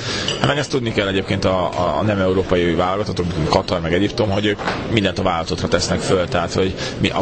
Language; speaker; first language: Hungarian; native; Hungarian